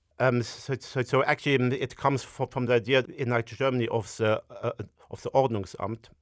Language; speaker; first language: English; non-native, fluent; Luxembourgish